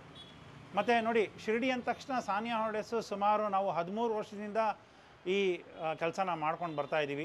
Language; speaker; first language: Kannada; native; Kannada